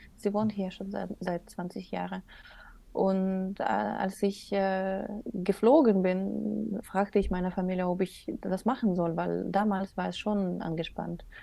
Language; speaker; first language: German; non-native, learner; Russian